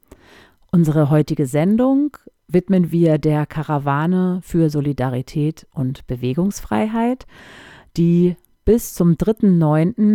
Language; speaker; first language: German; native; German